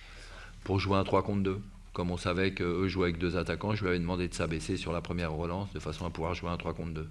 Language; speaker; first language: French; native; French